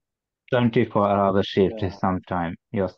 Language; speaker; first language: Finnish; non-native, learner; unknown